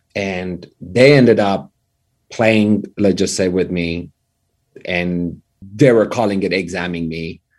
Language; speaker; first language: English; non-native, fluent; Persian